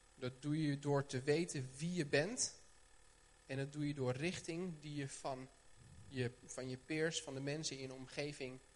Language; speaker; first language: Dutch; native; Dutch